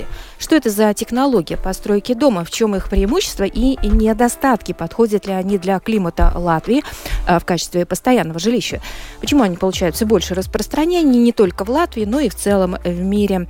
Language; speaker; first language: Russian; native; Russian